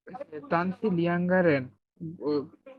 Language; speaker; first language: Chinese; non-native, learner; Bangla